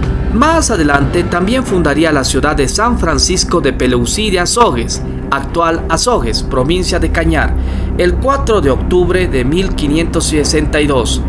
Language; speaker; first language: Spanish; native; Spanish